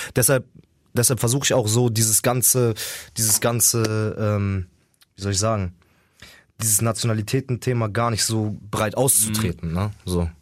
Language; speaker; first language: German; native; German